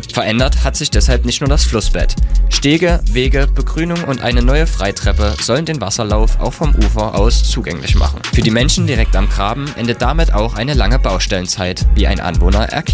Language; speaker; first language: German; native; German